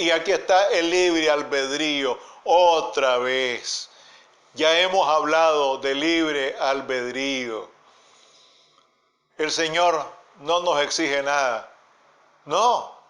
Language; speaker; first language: Spanish; native; Spanish